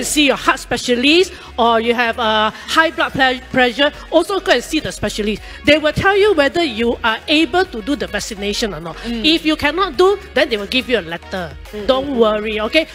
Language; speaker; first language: English; non-native, local second language; Chinese